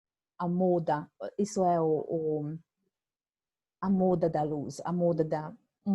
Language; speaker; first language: Portuguese; non-native, fluent; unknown